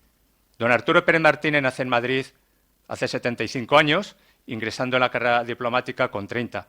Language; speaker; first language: Spanish; native; Spanish